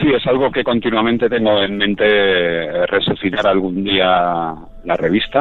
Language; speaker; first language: Spanish; native; Spanish